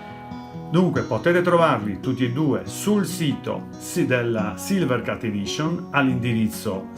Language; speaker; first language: Italian; native; Italian